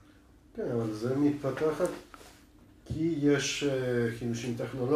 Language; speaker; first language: Hebrew; non-native, fluent; French